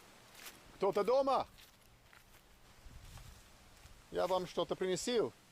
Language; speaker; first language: Russian; non-native, learner; English